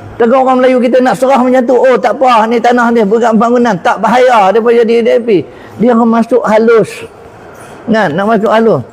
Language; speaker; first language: Malay; native; Malay